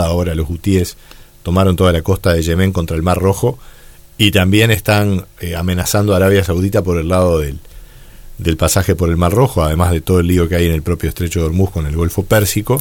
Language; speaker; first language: Spanish; native; Spanish